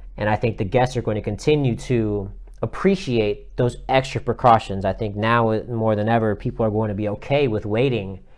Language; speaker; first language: English; native; English